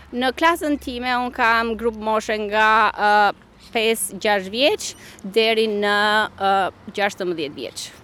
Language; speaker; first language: Albanian; native; Albanian